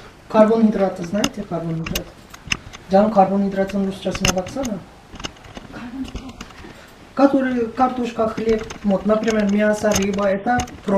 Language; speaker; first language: Russian; non-native, learner; Turkish